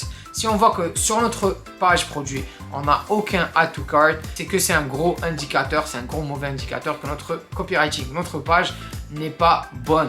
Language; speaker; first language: French; native; French